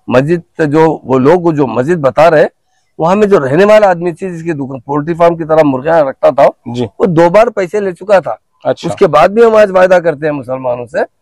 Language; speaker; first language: Hindi; non-native, local second language; Urdu